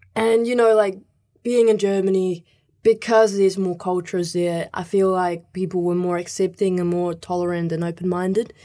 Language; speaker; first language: English; early bilingual, other home language; Spanish